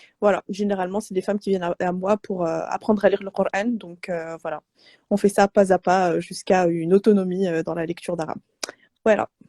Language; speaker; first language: French; non-native, local second language; Arabic